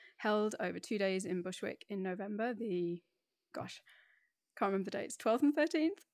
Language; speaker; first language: English; native; English